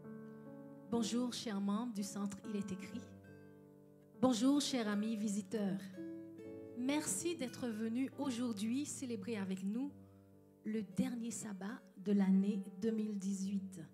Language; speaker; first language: French; native; French